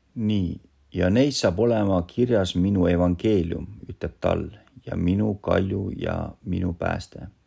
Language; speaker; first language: Estonian; non-native, local second language; Russian